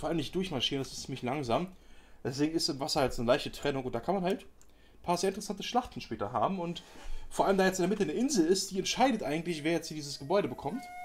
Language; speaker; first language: German; native; German